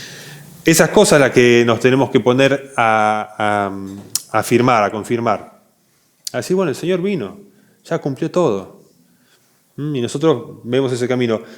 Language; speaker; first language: Spanish; native; Spanish